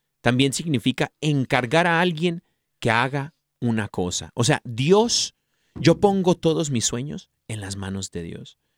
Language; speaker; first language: Spanish; early bilingual, heritage; Spanish